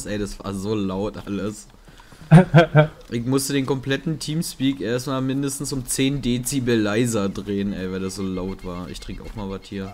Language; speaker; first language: German; native; German